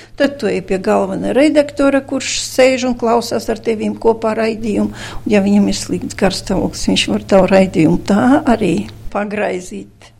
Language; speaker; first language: Latvian; non-native, local second language; Russian